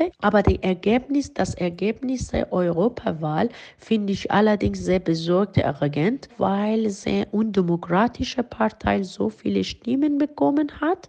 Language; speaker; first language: German; non-native, fluent; Persian